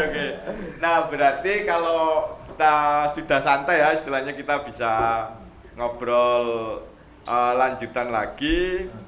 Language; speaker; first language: Indonesian; non-native, local second language; Javanese